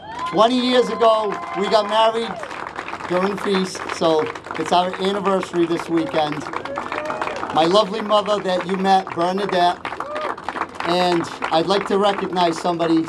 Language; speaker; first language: English; early bilingual, other home language; Portuguese